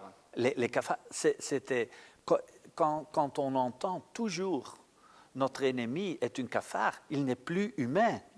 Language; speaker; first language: French; non-native, local second language; Dutch